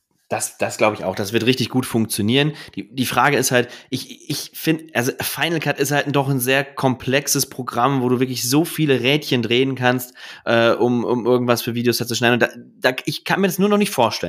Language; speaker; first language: German; native; German